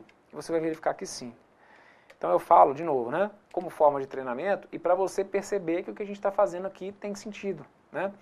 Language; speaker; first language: Portuguese; native; Portuguese